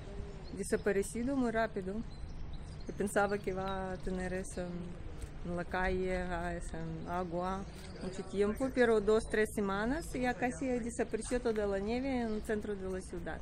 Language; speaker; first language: Spanish; non-native, learner; Russian